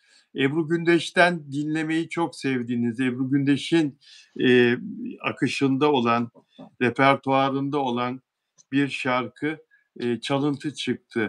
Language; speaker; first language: Turkish; native; Turkish